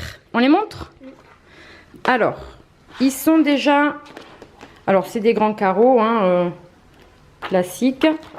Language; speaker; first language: French; native; French